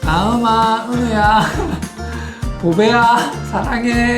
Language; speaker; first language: Korean; native; Korean